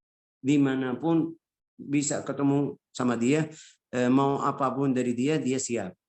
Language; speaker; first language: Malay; non-native, fluent; Arabic